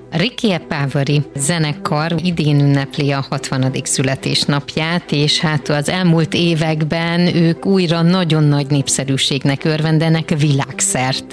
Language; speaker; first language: Hungarian; native; Hungarian